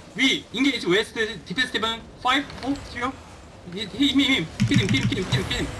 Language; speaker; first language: Korean; native; Korean